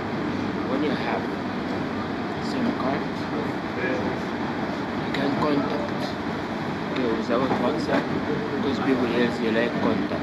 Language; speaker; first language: English; non-native, learner; Arabic